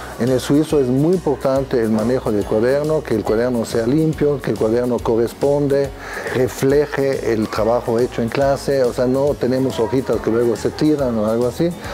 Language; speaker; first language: Spanish; non-native, fluent; German